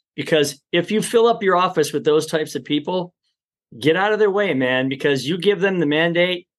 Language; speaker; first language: English; native; English